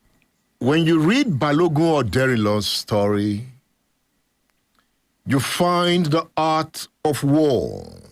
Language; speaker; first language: English; non-native, local second language; Yoruba